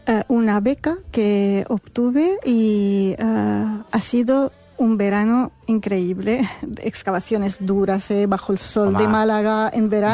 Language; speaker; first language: Spanish; non-native, fluent; Arabic